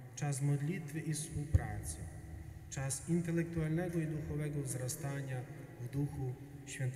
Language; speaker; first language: Polish; non-native, fluent; Ukrainian